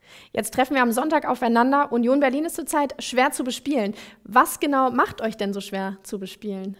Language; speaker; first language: German; native; German